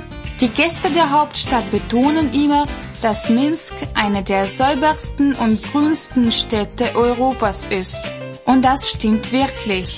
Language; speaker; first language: German; non-native, fluent; Russian